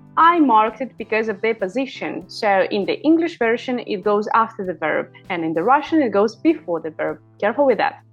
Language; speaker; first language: English; non-native, fluent; Russian